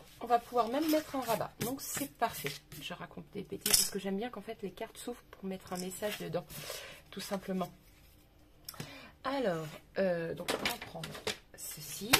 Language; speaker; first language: French; native; French